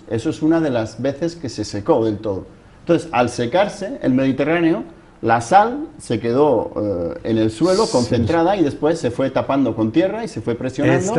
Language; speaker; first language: Spanish; native; Spanish